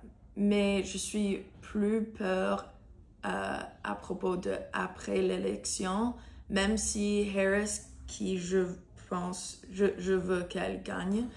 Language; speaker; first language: French; non-native, learner; English